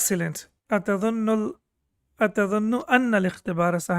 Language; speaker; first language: Arabic; non-native, fluent; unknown